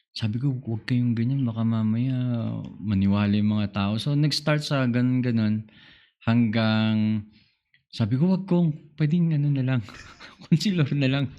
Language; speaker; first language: Filipino; non-native, local second language; Iloko